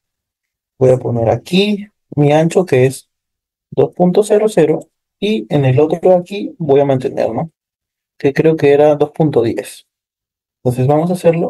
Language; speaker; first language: Spanish; native; Spanish